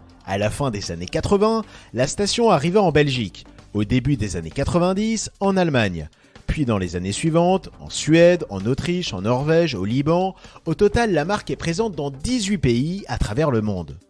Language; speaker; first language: French; native; French